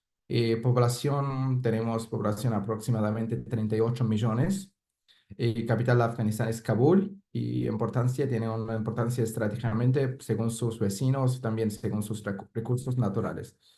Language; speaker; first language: Spanish; non-native, fluent; Persian